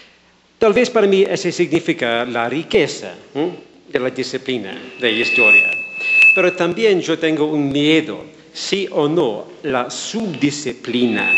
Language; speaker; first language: Spanish; non-native, fluent; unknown